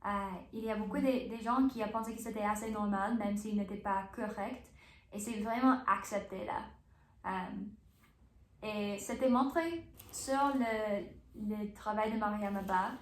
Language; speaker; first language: French; non-native, learner; English